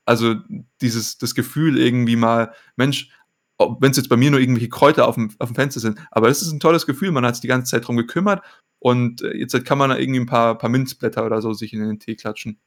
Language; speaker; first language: German; native; German